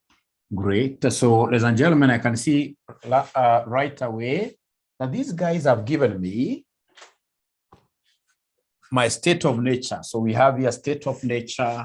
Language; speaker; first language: English; non-native, local second language; Swahili